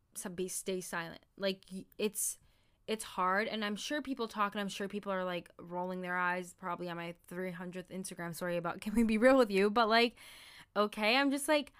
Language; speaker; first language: English; early bilingual, other home language; Somali